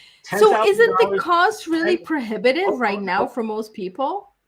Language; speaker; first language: English; native; English